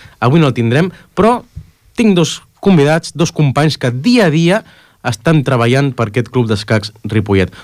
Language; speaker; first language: Catalan; native; Catalan